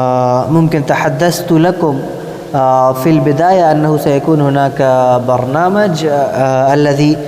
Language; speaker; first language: Arabic; non-native, fluent; Urdu